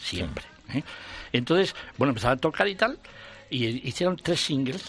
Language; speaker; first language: Spanish; native; Spanish